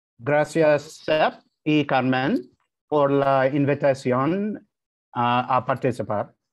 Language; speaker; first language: Spanish; non-native, learner; English